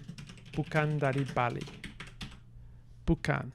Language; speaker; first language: Indonesian; non-native, learner; English